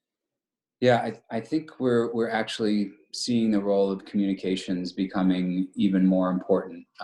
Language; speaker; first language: English; native; English